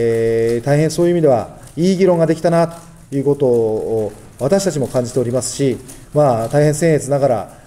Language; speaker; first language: Japanese; native; Japanese